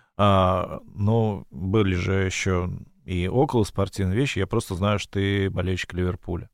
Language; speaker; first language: Russian; native; Russian